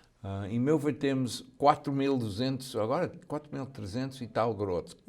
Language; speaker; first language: Portuguese; early bilingual, heritage; Portuguese